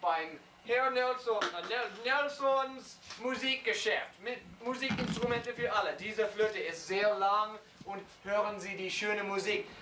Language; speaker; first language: German; non-native, learner; English